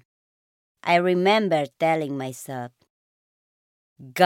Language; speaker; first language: English; non-native, local second language; Cebuano